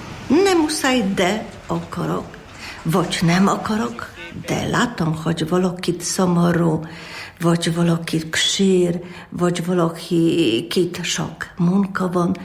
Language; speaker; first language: Hungarian; non-native, learner; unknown